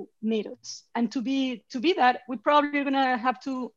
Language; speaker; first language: English; non-native, fluent; Spanish